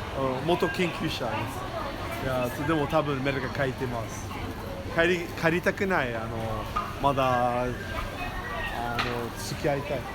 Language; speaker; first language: Japanese; non-native, learner; English